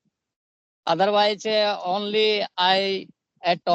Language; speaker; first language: English; non-native, learner; Santali